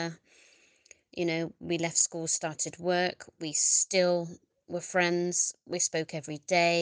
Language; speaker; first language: English; native; English